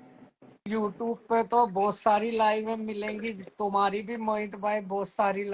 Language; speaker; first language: Hindi; native; Hindi